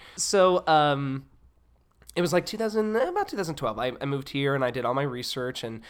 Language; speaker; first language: English; native; English